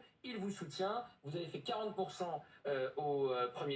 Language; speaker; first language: French; native; French